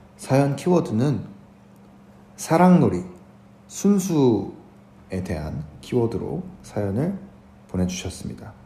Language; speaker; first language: Korean; native; Korean